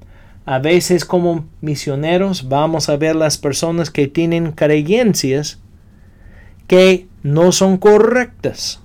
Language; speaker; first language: Spanish; non-native, fluent; English